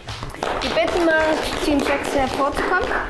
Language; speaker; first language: German; native; German